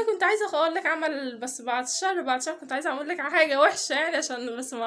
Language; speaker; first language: Arabic; native; Arabic